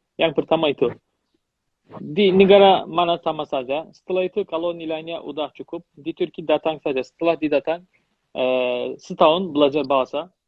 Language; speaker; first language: Indonesian; non-native, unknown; Turkish